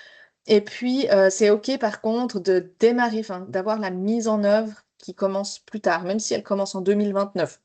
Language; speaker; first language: French; native; French